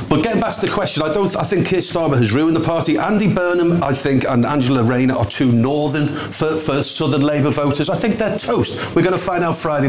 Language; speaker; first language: English; native; English